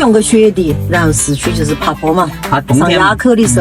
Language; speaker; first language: Chinese; native; Chinese